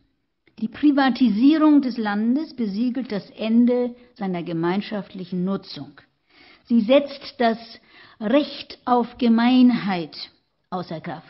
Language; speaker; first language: German; native; German